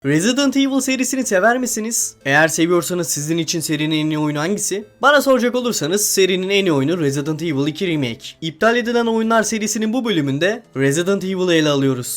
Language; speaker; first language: Turkish; native; Turkish